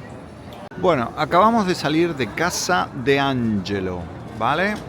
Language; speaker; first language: Spanish; native; Spanish